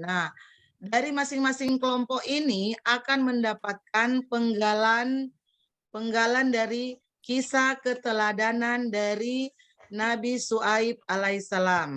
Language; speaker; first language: Indonesian; native; Indonesian